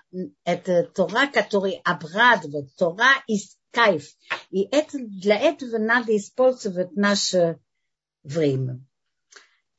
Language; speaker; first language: Russian; non-native, fluent; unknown